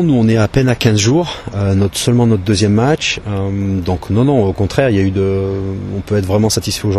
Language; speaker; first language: French; native; French